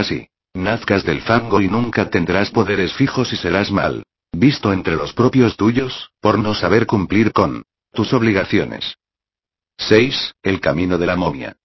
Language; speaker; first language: Spanish; native; Spanish